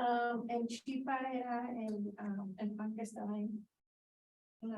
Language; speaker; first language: Spanish; early bilingual, heritage; Spanish